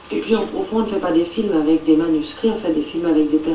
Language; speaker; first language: French; native; French